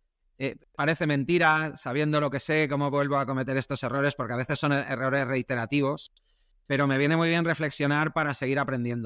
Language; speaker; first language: Spanish; native; Spanish